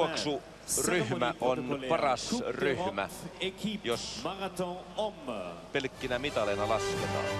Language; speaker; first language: Finnish; native; Finnish